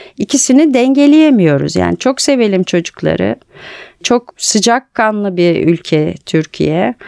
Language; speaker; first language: Turkish; native; Turkish